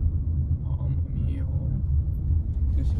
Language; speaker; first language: Italian; early bilingual, other home language; Filipino